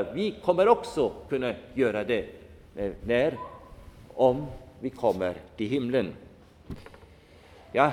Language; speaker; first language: Swedish; non-native, fluent; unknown